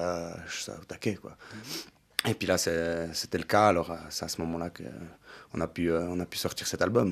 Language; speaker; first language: French; native; French